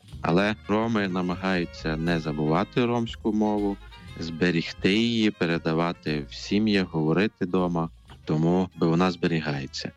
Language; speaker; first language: Ukrainian; non-native, local second language; Romany